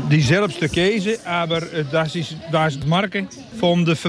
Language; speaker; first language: German; non-native, learner; Dutch